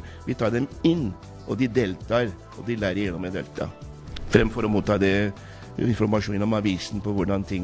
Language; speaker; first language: Norwegian; non-native, fluent; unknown